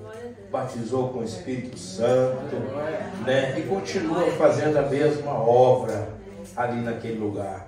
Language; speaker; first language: Portuguese; native; Portuguese